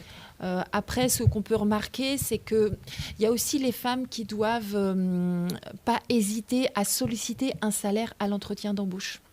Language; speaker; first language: French; native; French